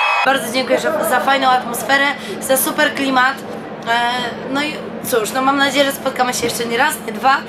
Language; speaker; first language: Polish; native; Polish